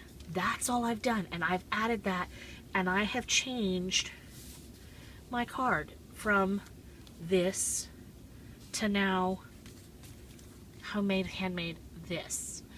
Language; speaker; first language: English; native; English